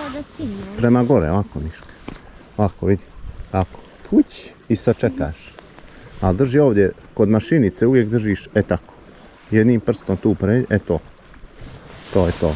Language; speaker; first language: Serbian; native; Serbian